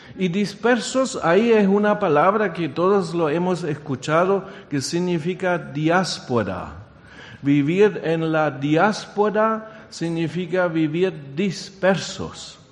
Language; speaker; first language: Spanish; non-native, fluent; German